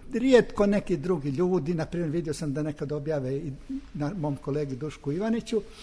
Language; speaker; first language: Serbian; native; Serbian